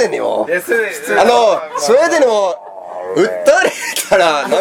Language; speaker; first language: Japanese; non-native, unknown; Swedish